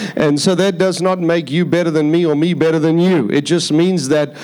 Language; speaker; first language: English; native; English